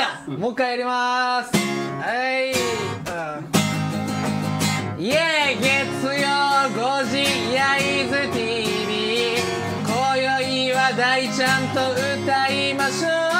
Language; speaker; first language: Japanese; native; Japanese